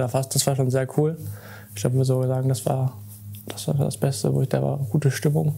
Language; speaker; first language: German; native; German